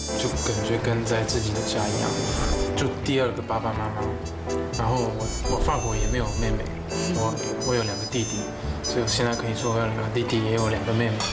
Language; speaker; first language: Chinese; non-native, fluent; French